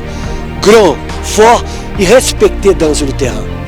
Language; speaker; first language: French; non-native, fluent; Portuguese